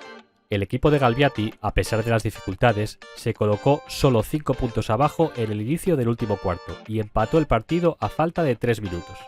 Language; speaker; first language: Spanish; native; Spanish